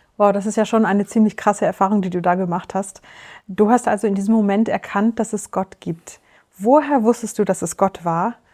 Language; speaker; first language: German; native; German